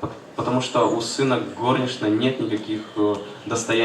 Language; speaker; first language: Russian; native; Russian